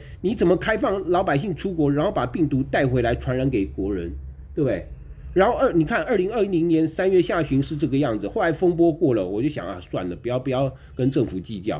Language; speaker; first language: Chinese; native; Chinese